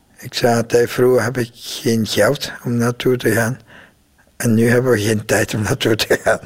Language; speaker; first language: Dutch; non-native, fluent; Vietnamese